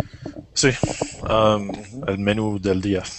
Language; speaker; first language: Spanish; non-native, learner; English